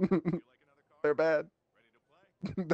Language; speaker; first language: English; native; English